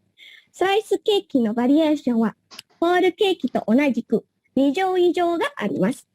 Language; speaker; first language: Japanese; non-native, learner; Indonesian